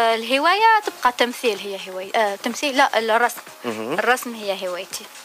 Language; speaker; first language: Arabic; native; Arabic